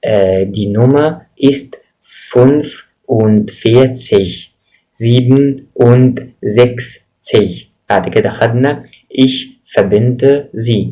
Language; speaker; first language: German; non-native, fluent; Arabic